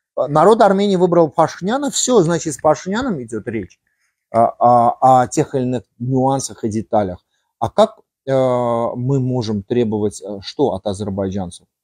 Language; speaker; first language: Russian; non-native, local second language; Armenian